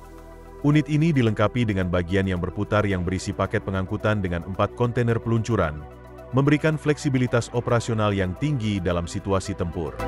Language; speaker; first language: Indonesian; native; Indonesian